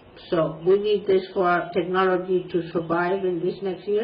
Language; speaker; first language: English; non-native, fluent; Spanish